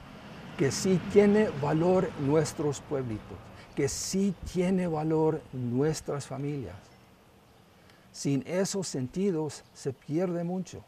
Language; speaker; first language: Spanish; non-native, local second language; English